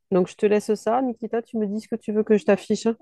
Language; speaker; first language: French; native; French